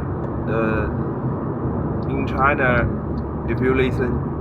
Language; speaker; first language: English; non-native, learner; Chinese